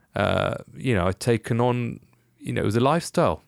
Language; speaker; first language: English; native; English